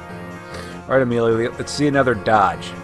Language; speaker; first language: English; native; English